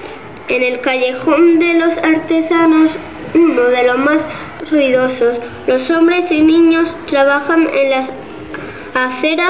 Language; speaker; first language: Spanish; early bilingual, other home language; Arabic